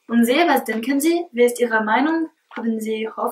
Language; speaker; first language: German; non-native, learner; French